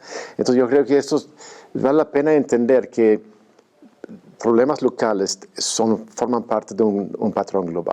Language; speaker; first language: Spanish; non-native, fluent; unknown